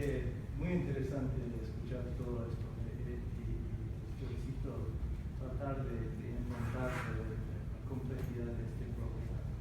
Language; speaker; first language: Spanish; non-native, fluent; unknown